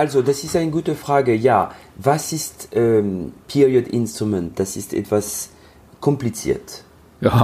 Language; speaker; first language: German; non-native, learner; French